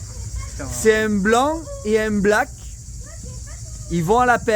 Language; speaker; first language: French; native; French